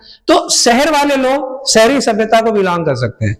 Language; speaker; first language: Hindi; native; Hindi